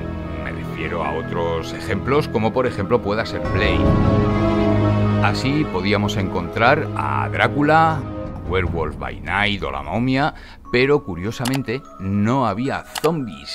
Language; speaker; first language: Spanish; native; Spanish